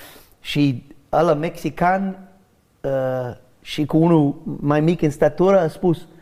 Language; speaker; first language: Romanian; non-native, learner; English